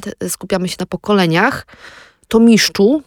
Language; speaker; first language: Polish; native; Polish